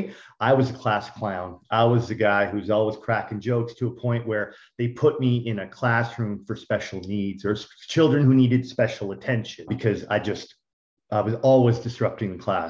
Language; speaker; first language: English; native; English